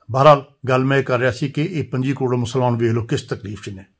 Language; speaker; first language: Urdu; non-native, local second language; Punjabi